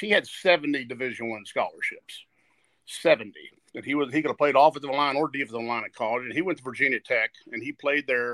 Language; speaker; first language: English; native; English